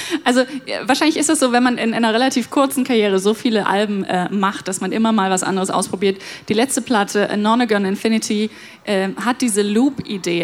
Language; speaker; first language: German; native; German